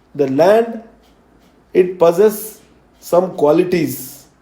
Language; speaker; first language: English; non-native, local second language; Marathi